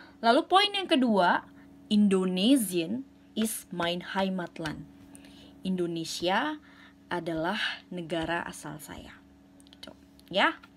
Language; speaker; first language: Indonesian; native; Indonesian